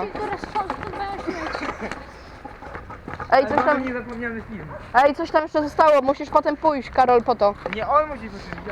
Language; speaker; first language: Polish; native; Polish